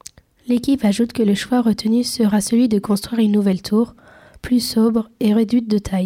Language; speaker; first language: French; native; French